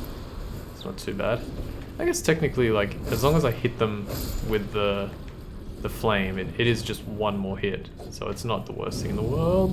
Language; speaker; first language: English; native; English